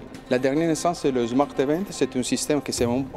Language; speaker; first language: French; non-native, learner; Spanish